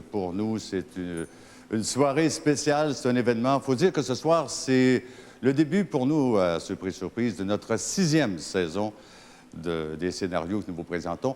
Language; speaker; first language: French; native; French